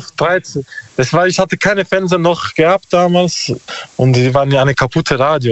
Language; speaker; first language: German; non-native, learner; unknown